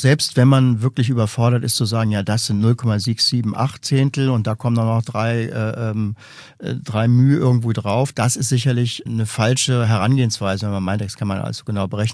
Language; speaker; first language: German; native; German